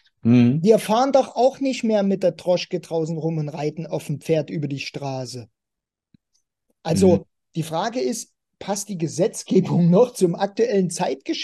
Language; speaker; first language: German; native; German